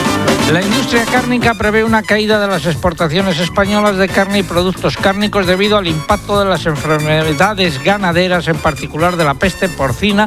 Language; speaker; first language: Spanish; native; Spanish